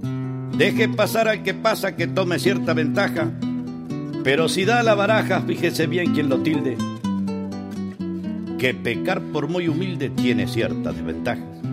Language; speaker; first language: Spanish; native; Spanish